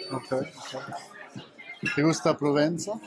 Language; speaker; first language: Spanish; non-native, learner; German